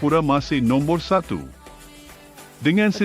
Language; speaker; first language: Malay; native; Malay